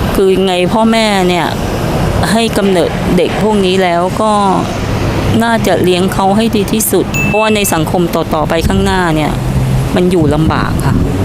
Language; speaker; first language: Thai; native; Thai